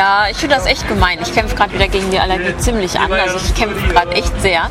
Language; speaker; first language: German; native; German